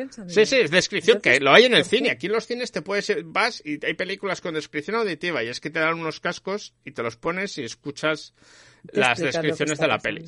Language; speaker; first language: Spanish; native; Spanish